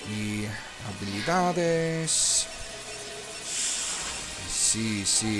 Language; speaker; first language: Spanish; non-native, learner; English